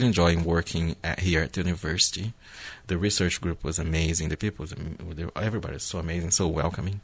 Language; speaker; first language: English; non-native, fluent; Portuguese